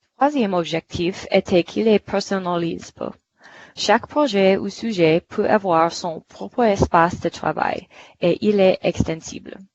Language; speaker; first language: French; non-native, fluent; English